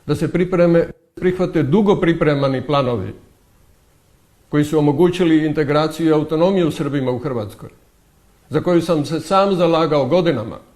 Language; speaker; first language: Croatian; native; Croatian